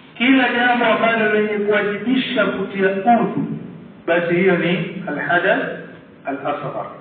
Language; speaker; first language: Swahili; native; Swahili